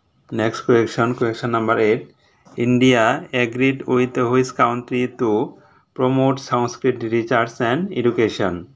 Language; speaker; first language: English; non-native, local second language; Bangla